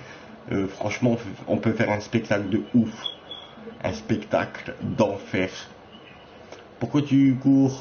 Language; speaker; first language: French; native; French